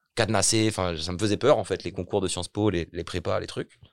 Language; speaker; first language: French; native; French